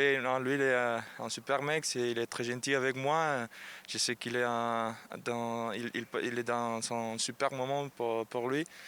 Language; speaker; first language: French; non-native, learner; Spanish